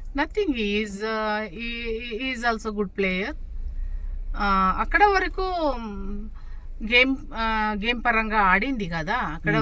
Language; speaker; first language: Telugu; non-native, local second language; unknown